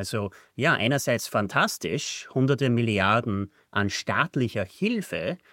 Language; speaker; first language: German; native; German